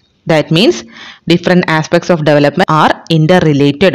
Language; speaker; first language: English; non-native, local second language; Malayalam